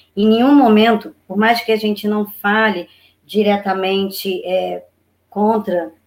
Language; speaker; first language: Portuguese; native; Portuguese